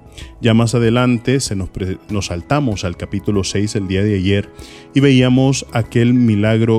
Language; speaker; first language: Spanish; native; Spanish